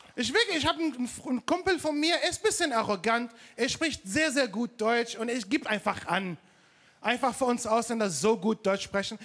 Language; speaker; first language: German; non-native, fluent; Arabic